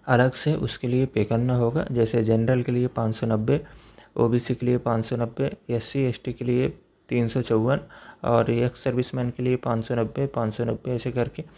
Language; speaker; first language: Hindi; native; Hindi